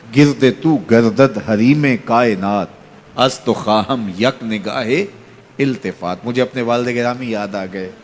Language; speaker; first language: Urdu; non-native, local second language; Punjabi